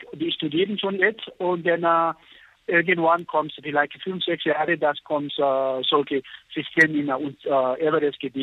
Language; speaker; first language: German; non-native, learner; Nepali